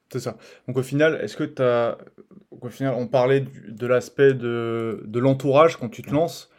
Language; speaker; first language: French; native; French